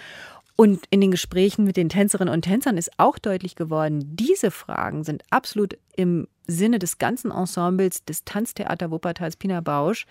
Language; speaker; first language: German; native; German